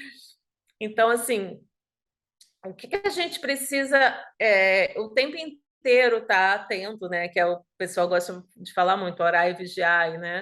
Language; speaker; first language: Portuguese; native; Portuguese